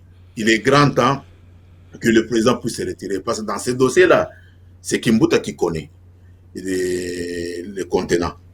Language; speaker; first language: French; non-native, local second language; Lingala